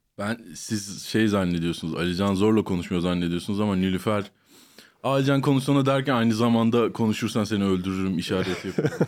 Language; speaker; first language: Turkish; native; Turkish